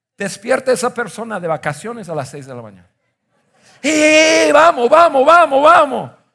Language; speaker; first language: Spanish; non-native, fluent; English